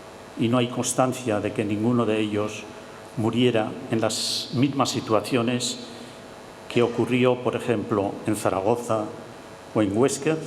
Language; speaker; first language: Spanish; native; Spanish